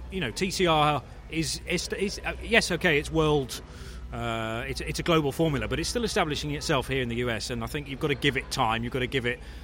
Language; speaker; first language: English; native; English